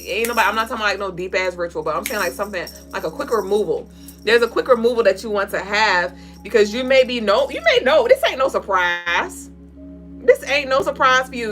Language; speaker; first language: English; native; English